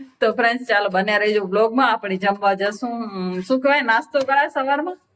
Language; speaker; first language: Gujarati; non-native, local second language; Kachhi